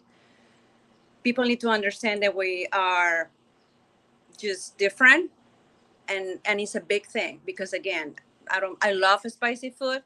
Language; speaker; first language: English; non-native, fluent; Spanish